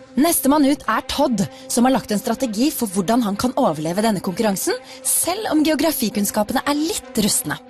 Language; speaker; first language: Norwegian; native; Norwegian